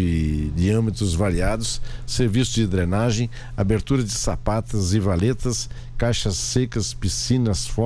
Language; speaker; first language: Portuguese; native; Portuguese